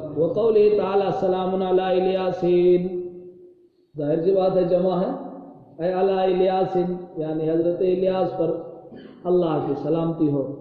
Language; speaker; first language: Urdu; native; Urdu